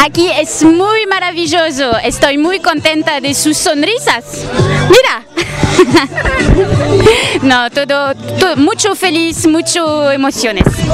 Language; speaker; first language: Spanish; non-native, learner; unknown